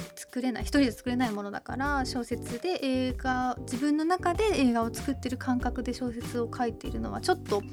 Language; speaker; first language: Japanese; native; Japanese